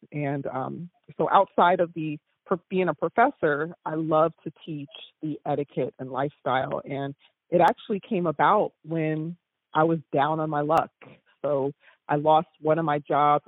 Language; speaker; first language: English; native; English